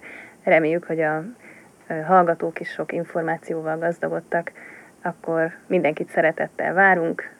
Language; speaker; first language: Hungarian; native; Hungarian